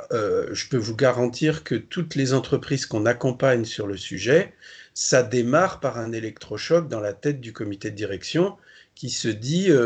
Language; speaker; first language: French; native; French